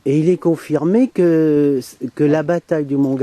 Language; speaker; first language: French; native; French